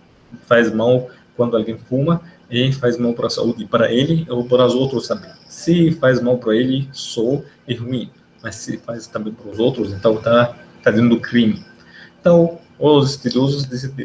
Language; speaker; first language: Portuguese; non-native, fluent; Arabic